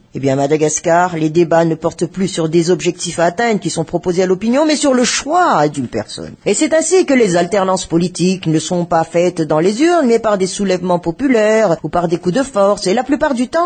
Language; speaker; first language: French; non-native, local second language; Malagasy